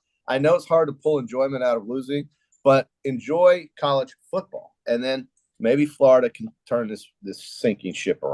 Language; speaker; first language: English; native; English